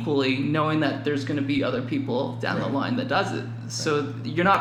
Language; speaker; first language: English; native; English